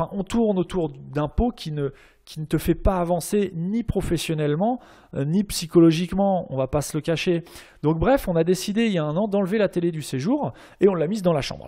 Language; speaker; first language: French; native; French